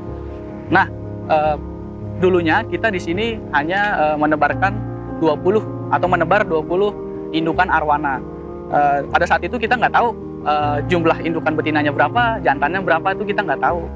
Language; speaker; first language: Indonesian; native; Indonesian